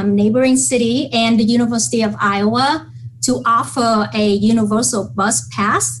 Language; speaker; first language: English; non-native, fluent; Vietnamese